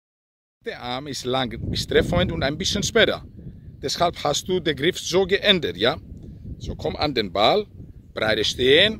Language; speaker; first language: German; non-native, fluent; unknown